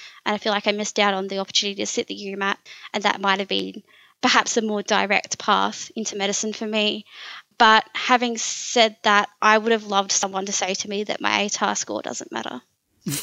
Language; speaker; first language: English; native; English